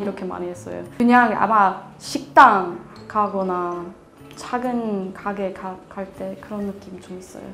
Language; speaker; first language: Korean; non-native, learner; Swedish